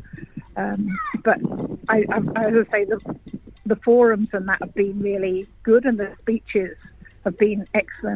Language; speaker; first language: English; native; English